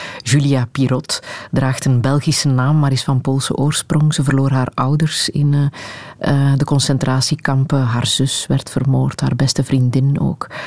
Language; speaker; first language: Dutch; native; Dutch